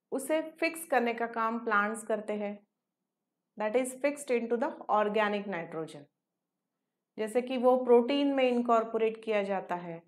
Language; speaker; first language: Hindi; non-native, local second language; Marathi